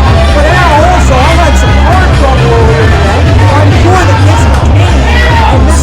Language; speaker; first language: English; native; English